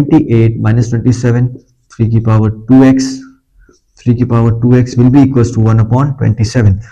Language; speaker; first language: Hindi; native; Hindi